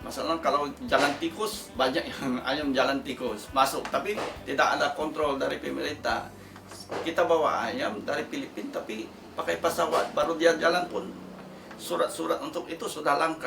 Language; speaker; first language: Indonesian; non-native, fluent; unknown